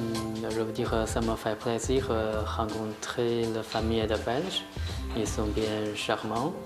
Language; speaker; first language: French; non-native, learner; Chinese